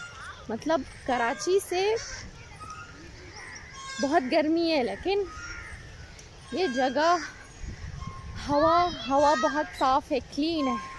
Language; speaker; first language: Hindi; non-native, learner; Arabic